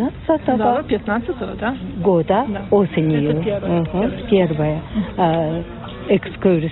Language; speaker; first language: Russian; non-native, learner; Japanese